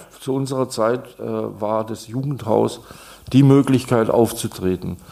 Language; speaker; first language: German; non-native, fluent; Czech